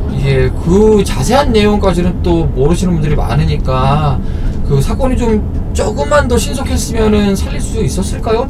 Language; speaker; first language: Korean; native; Korean